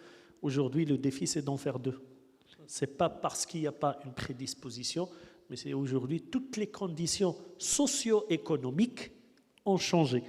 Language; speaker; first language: French; non-native, local second language; Arabic